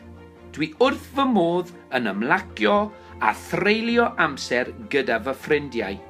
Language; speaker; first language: Welsh; non-native, local second language; English